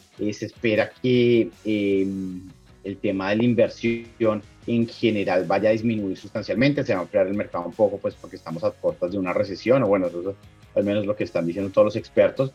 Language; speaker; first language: Spanish; native; Spanish